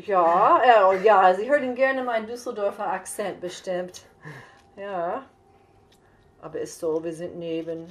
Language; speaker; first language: German; non-native, fluent; English